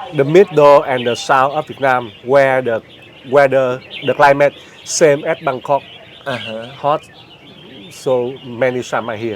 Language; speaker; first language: English; non-native, learner; Vietnamese